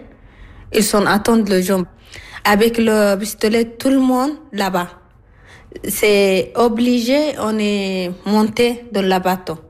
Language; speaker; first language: French; non-native, learner; Arabic